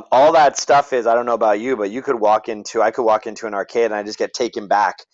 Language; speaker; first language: English; native; English